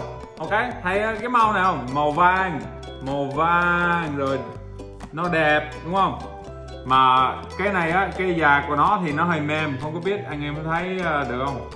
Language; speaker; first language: Vietnamese; non-native, fluent; English